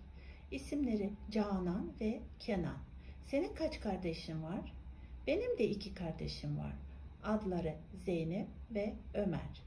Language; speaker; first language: Turkish; non-native, fluent; Kazakh